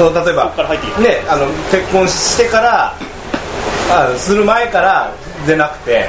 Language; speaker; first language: Japanese; native; Japanese